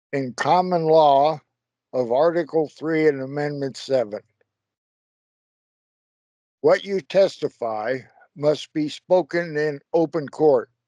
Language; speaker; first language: English; native; English